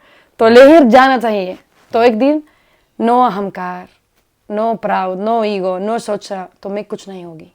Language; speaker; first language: Hindi; non-native, learner; Spanish